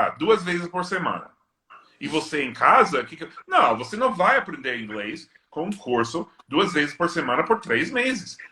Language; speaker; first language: Portuguese; non-native, fluent; English